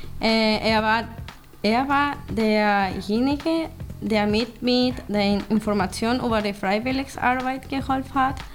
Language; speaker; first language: German; non-native, learner; Spanish